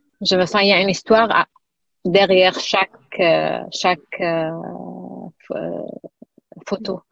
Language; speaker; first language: French; non-native, learner; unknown